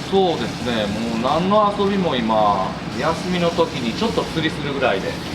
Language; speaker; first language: Japanese; native; Japanese